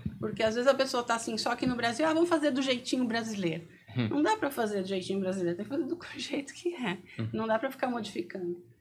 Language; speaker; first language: Portuguese; native; Portuguese